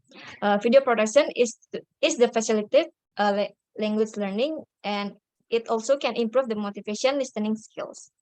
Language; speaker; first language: English; non-native, learner; Indonesian